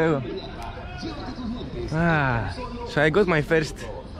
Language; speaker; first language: English; non-native, fluent; Greek